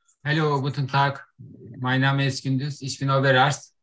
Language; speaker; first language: German; non-native, learner; Turkish